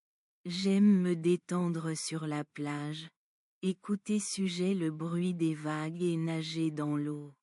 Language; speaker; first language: French; non-native, learner; Bangla